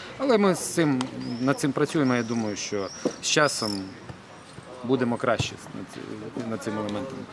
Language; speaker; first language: Ukrainian; non-native, local second language; Russian